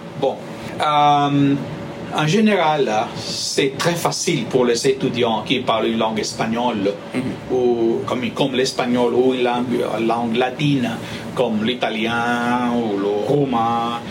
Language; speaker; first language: French; non-native, fluent; Spanish